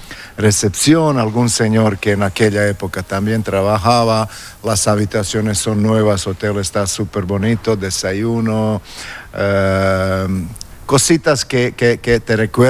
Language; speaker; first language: Spanish; non-native, fluent; Croatian